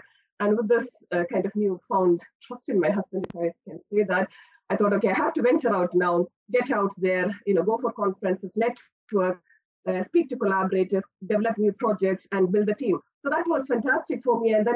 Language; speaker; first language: English; non-native, local second language; Malayalam